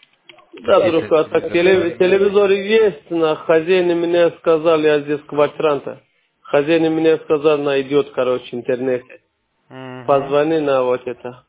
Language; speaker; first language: Russian; non-native, learner; Azerbaijani